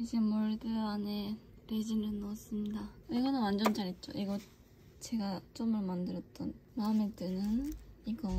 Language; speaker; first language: Korean; non-native, fluent; Japanese